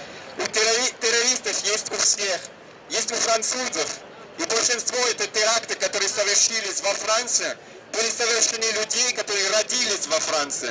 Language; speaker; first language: Russian; non-native, fluent; French